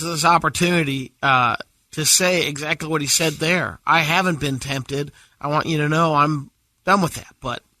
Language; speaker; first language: English; native; English